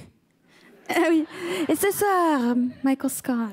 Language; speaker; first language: French; early bilingual, heritage; French